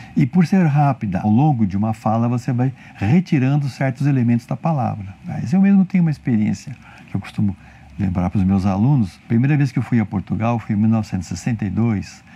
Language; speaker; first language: Portuguese; native; Portuguese